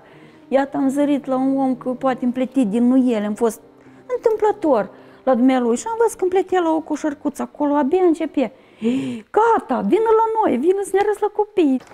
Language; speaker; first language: Romanian; native; Romanian